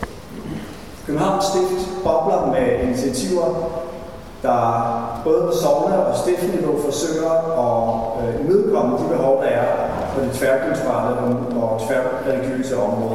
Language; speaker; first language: Danish; native; Danish